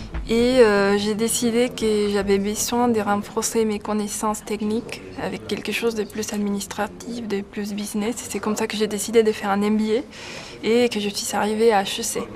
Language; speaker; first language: French; non-native, fluent; Spanish